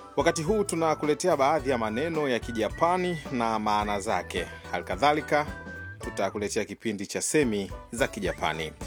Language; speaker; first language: Swahili; native; Swahili